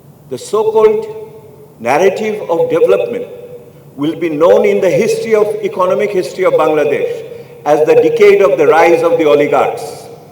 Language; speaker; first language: English; non-native, local second language; Bangla